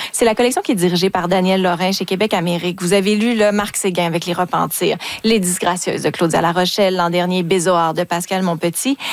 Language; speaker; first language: French; native; French